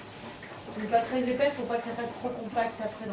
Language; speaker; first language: French; native; French